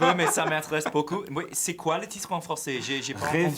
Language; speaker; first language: French; non-native, fluent; English